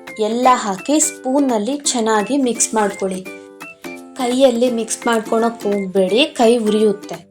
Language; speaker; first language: Kannada; native; Kannada